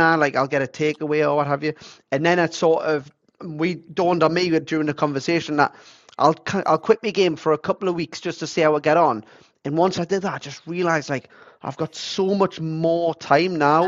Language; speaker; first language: English; native; English